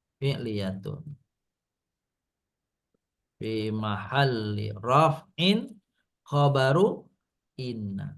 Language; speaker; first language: Arabic; non-native, fluent; Indonesian